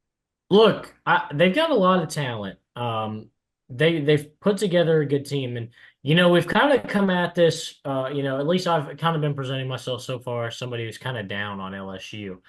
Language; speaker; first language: English; native; English